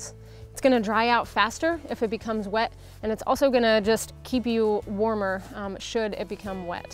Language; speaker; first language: English; native; English